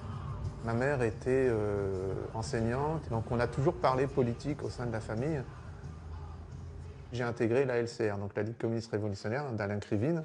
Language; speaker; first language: French; native; French